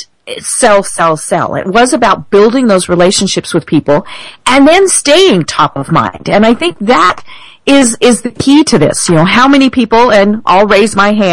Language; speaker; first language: English; native; English